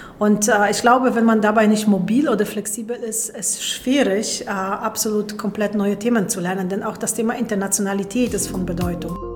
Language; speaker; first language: German; non-native, fluent; Polish